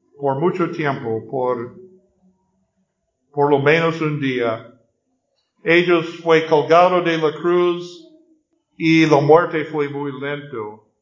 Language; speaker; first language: Spanish; non-native, learner; English